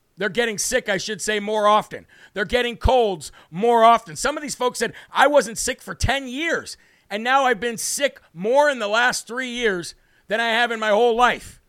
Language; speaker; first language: English; native; English